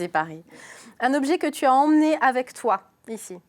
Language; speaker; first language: French; native; French